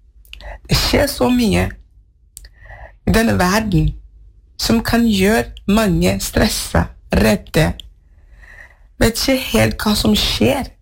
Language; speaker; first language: Norwegian; non-native, fluent; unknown